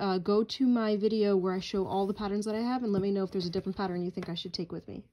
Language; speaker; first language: English; native; English